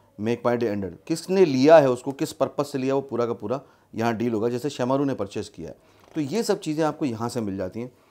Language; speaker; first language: Hindi; native; Hindi